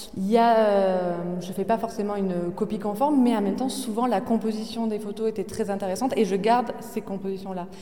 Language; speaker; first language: French; native; French